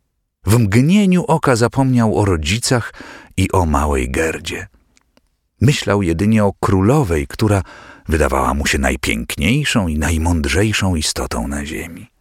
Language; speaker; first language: Polish; native; Polish